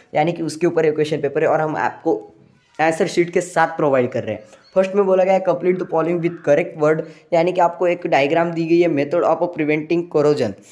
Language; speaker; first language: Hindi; non-native, local second language; Marathi